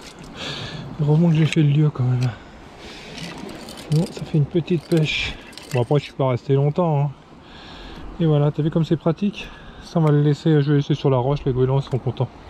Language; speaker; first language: French; native; French